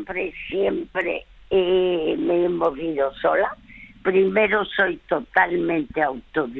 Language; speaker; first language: Spanish; early bilingual, other home language; French